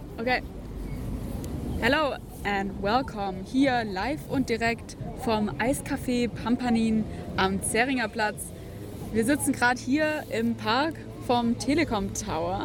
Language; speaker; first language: German; native; German